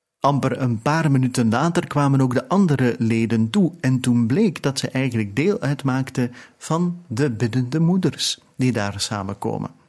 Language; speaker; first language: Dutch; native; Dutch